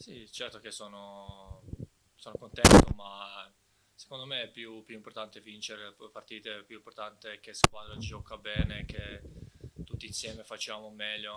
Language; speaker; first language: Italian; non-native, fluent; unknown